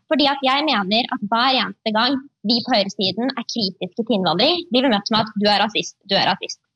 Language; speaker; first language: Norwegian; early bilingual, other home language; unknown